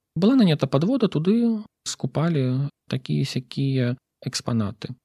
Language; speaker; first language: Belarusian; non-native, local second language; Russian